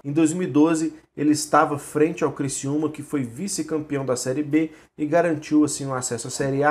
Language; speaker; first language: Portuguese; native; Portuguese